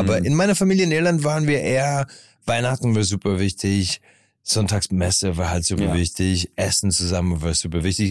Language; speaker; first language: German; non-native, fluent; English